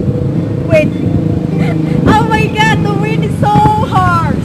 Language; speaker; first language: English; non-native, learner; Indonesian